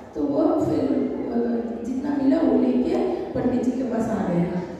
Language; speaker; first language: Hindi; non-native, local second language; Bangla